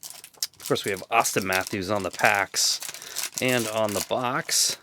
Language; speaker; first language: English; native; English